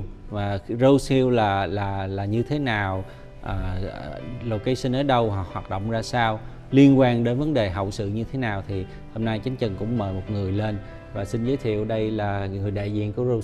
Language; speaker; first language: Vietnamese; early bilingual, heritage; Vietnamese